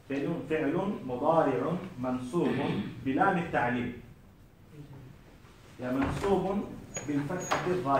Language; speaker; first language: Arabic; non-native, fluent; Urdu